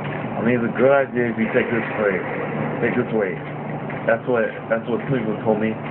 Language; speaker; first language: English; native; English